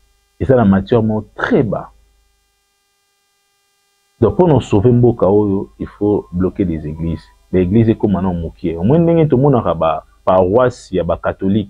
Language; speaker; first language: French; non-native, local second language; Lingala